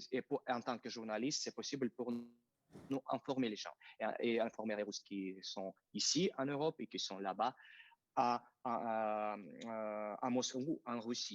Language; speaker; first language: French; non-native, fluent; Russian